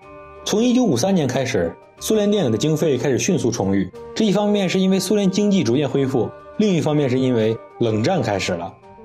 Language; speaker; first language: Chinese; native; Chinese